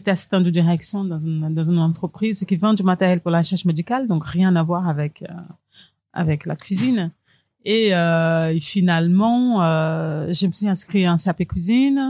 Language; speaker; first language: French; non-native, fluent; Portuguese